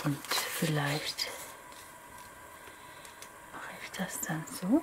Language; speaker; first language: German; native; German